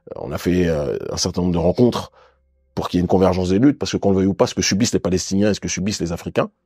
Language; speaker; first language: French; native; French